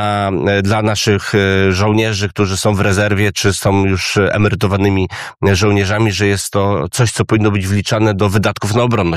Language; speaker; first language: Polish; native; Polish